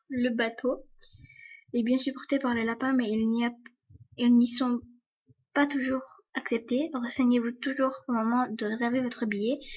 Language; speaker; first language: French; early bilingual, other home language; Polish